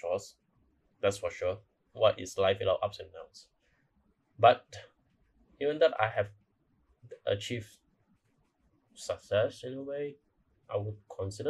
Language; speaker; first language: English; non-native, local second language; Chinese